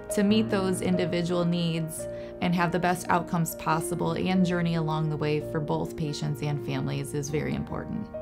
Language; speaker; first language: English; native; English